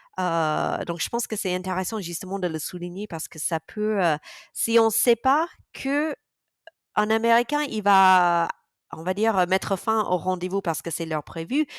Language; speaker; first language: French; non-native, fluent; English